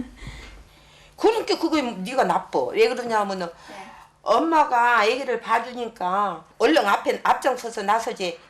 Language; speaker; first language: Korean; native; Korean